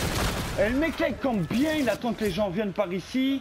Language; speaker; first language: French; native; French